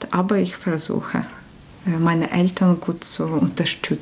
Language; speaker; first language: German; non-native, learner; Ukrainian